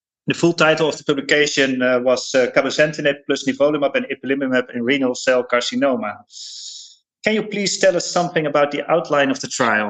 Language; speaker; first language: English; non-native, fluent; Dutch